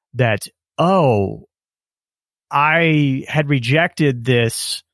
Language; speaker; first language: English; native; English